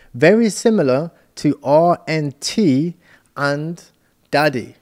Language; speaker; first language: English; native; English